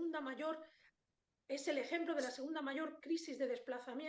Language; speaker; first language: Spanish; native; Spanish